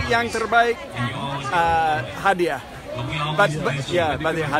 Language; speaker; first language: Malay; non-native, fluent; English